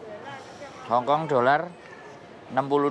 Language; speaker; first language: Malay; non-native, local second language; Javanese